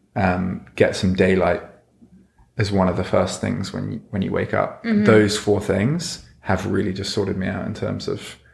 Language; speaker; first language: English; native; English